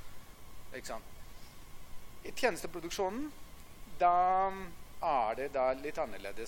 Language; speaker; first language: Norwegian; non-native, fluent; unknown